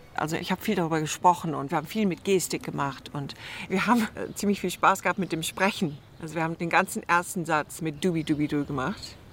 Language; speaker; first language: German; early bilingual, other home language; English